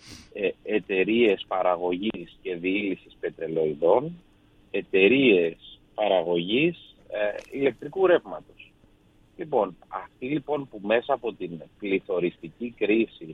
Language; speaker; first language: Greek; native; Greek